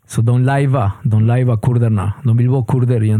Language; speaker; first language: Swedish; non-native, fluent; Spanish